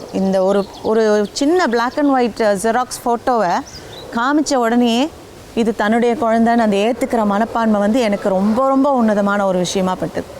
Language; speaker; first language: Tamil; native; Tamil